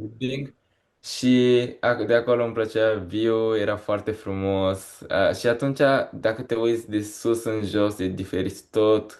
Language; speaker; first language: Romanian; early bilingual, heritage; Romanian